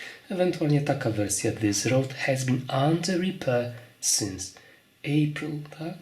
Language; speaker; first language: English; non-native, fluent; Polish